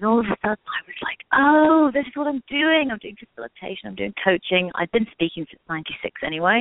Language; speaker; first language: English; native; English